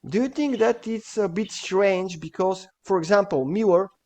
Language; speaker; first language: English; non-native, fluent; Bulgarian